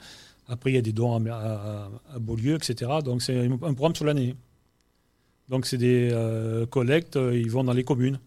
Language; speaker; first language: French; native; French